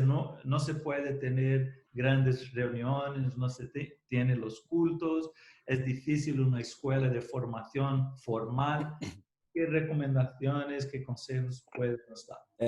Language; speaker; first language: Spanish; non-native, fluent; Portuguese